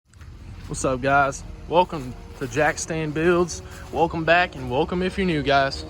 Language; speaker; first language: English; native; English